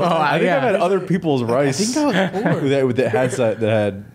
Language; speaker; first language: English; native; English